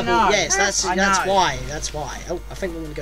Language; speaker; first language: English; native; English